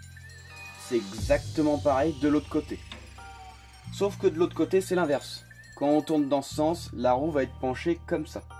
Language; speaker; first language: French; native; French